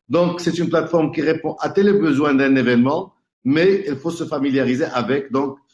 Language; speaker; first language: French; non-native, local second language; Arabic